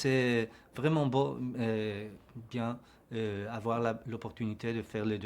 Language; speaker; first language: French; non-native, learner; Spanish